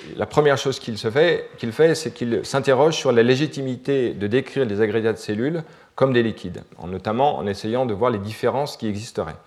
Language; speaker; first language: French; native; French